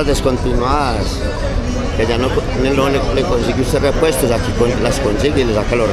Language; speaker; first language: Spanish; native; Spanish